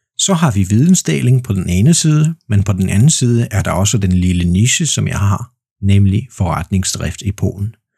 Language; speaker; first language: Danish; non-native, fluent; Polish